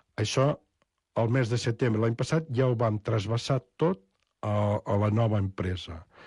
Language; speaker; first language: Catalan; native; Catalan